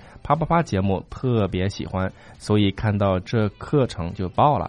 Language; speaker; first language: Chinese; native; Chinese